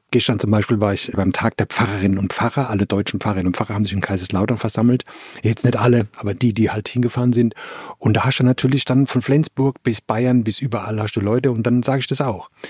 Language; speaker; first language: German; native; German